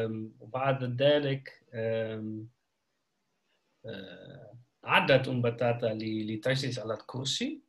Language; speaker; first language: Arabic; non-native, learner; Dutch